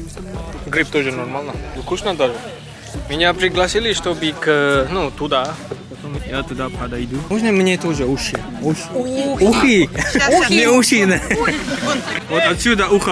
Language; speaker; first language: Russian; non-native, learner; Malay